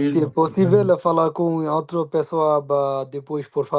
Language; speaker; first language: Portuguese; non-native, learner; Bangla